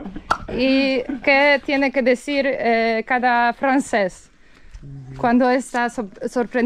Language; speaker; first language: Spanish; non-native, learner; Polish